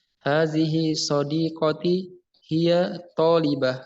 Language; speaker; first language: Arabic; non-native, learner; Indonesian